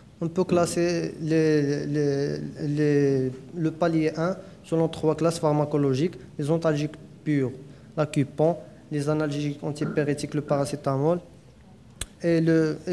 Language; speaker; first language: French; non-native, local second language; Arabic